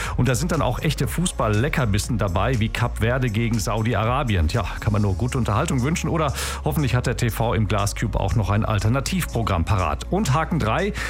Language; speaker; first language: German; native; German